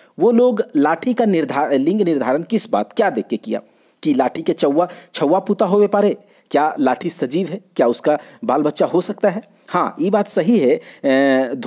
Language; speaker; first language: Hindi; non-native, local second language; Magahi